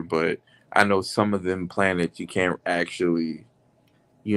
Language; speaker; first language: English; native; English